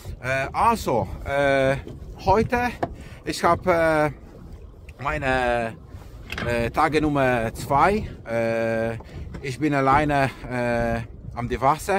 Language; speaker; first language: German; non-native, learner; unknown